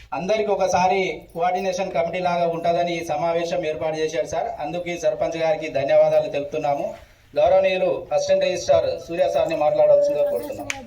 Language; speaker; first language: Telugu; non-native, local second language; Lambadi